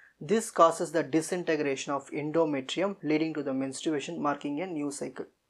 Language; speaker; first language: English; non-native, local second language; Tamil